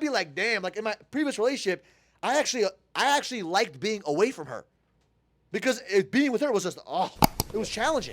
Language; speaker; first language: English; native; English